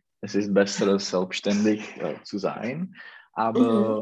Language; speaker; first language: German; non-native, learner; Czech